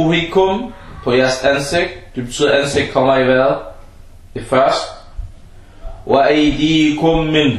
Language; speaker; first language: Danish; non-native, fluent; Arabic